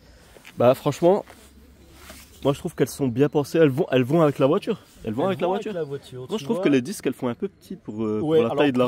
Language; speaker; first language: French; native; French